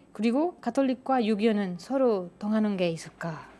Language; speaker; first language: Korean; non-native, fluent; Spanish